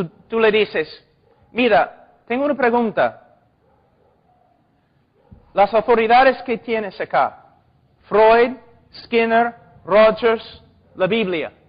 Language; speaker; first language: Spanish; non-native, fluent; English